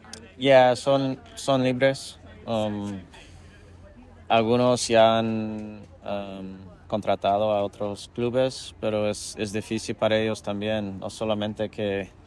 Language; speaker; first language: Spanish; non-native, fluent; English